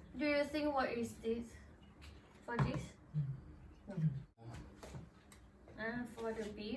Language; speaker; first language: English; non-native, learner; Thai